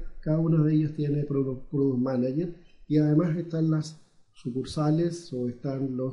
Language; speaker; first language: Spanish; native; Spanish